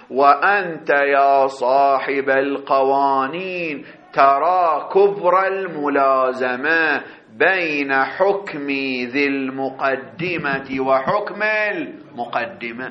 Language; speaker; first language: Arabic; native; Arabic